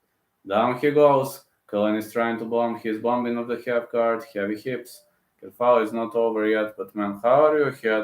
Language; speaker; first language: English; non-native, fluent; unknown